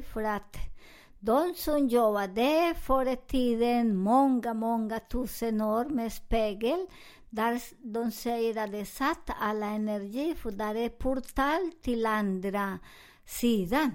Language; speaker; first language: Swedish; non-native, learner; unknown